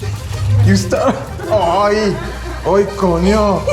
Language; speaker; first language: Spanish; non-native, learner; English